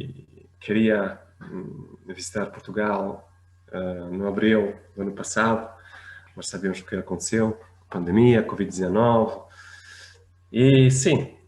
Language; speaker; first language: Portuguese; non-native, fluent; French